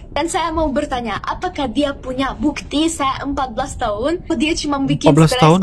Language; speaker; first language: Indonesian; non-native, fluent; German